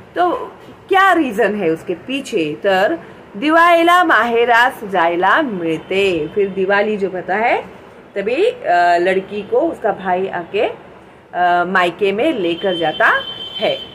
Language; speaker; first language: Hindi; non-native, local second language; Marathi